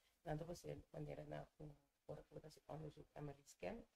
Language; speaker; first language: Dutch; non-native, learner; Papiamento